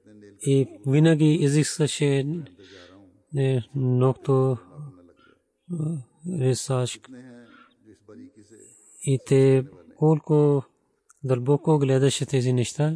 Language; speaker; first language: Bulgarian; non-native, learner; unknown